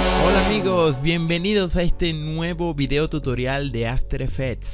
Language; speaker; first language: Spanish; native; Spanish